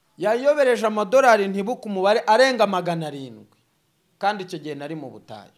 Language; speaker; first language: Kinyarwanda; native; Kinyarwanda